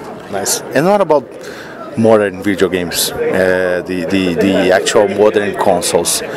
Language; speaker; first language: English; non-native, fluent; Portuguese